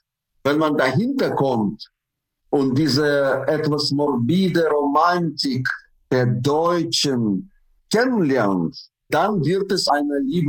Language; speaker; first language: German; non-native, fluent; Russian